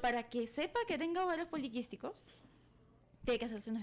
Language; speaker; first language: Spanish; native; Spanish